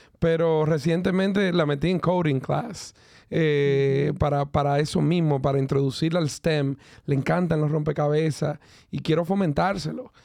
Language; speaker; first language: Spanish; native; Spanish